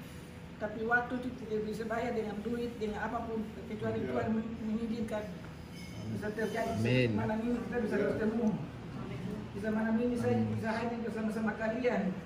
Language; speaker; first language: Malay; non-native, local second language; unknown